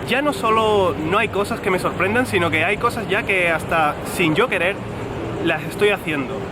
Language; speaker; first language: Spanish; native; Spanish